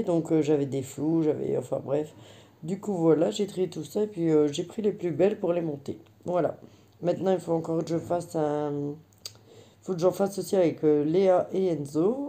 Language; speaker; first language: French; native; French